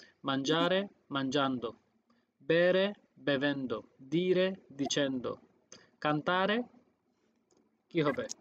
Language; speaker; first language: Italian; non-native, fluent; Bangla